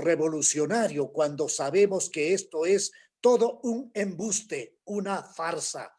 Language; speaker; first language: Spanish; native; Spanish